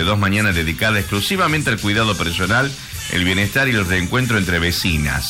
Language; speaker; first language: Spanish; native; Spanish